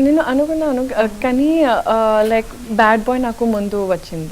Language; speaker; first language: Telugu; non-native, local second language; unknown